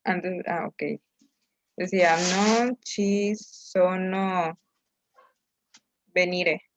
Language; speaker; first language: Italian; non-native, learner; Spanish